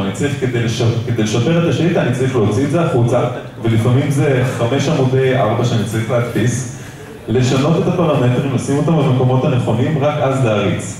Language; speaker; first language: Hebrew; native; Hebrew